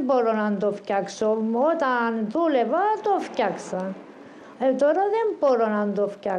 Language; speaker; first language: Greek; non-native, local second language; Turkish